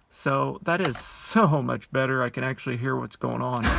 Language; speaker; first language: English; native; English